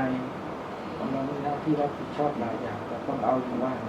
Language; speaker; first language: Thai; native; Thai